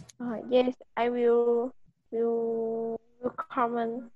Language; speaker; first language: English; non-native, learner; Vietnamese